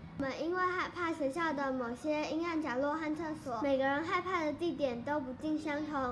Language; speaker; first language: Chinese; native; Chinese